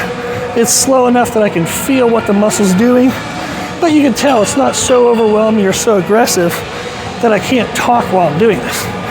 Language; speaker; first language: English; native; English